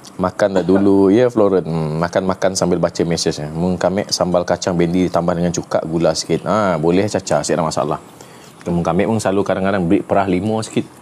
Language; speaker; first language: Malay; non-native, local second language; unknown